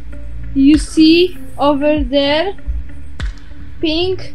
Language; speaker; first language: English; non-native, learner; Polish